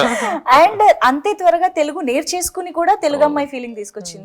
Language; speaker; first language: Telugu; native; Telugu